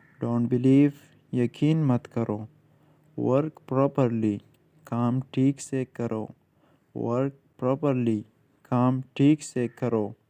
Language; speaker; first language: Urdu; native; Urdu